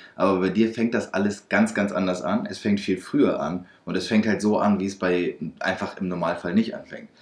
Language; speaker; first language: German; native; German